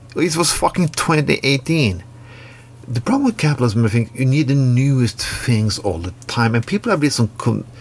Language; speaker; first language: English; non-native, fluent; Norwegian